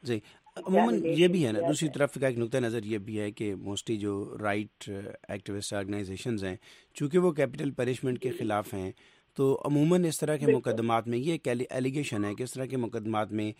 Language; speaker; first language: Urdu; native; Urdu